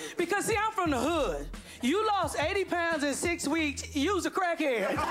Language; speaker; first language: English; native; English